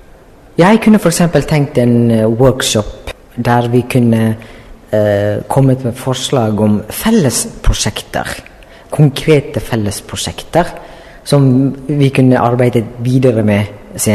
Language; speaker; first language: Norwegian; non-native, fluent; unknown